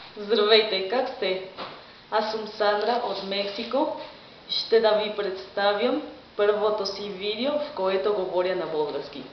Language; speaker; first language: Bulgarian; non-native, learner; Spanish